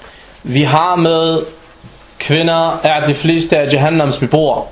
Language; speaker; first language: Danish; non-native, fluent; Arabic